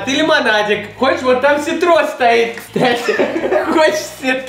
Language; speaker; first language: Russian; native; Russian